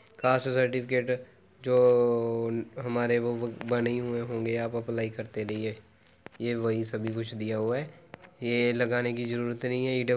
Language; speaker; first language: Hindi; non-native, local second language; Punjabi